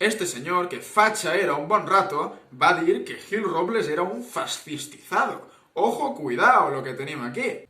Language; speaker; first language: Spanish; non-native, local second language; Catalan